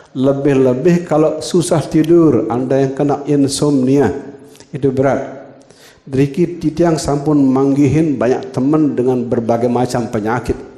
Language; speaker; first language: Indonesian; non-native, local second language; Balinese